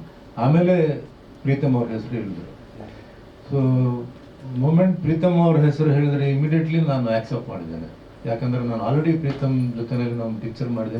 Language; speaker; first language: Kannada; non-native, local second language; Tulu